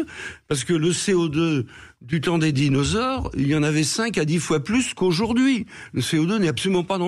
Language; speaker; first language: French; native; French